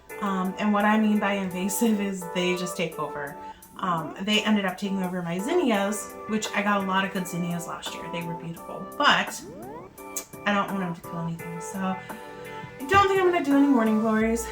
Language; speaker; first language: English; native; English